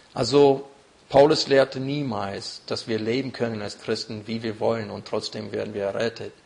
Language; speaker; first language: German; non-native, fluent; English